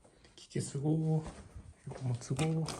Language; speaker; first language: Korean; non-native, learner; Japanese